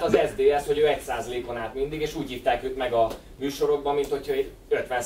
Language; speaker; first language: Hungarian; native; Hungarian